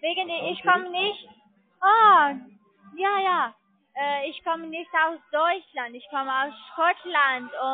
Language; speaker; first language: German; non-native, learner; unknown